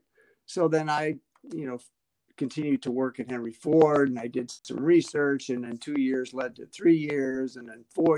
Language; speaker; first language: English; native; English